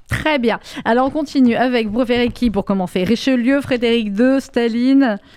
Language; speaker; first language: French; native; French